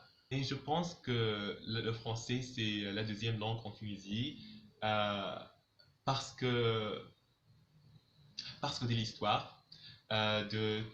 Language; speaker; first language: French; non-native, local second language; Arabic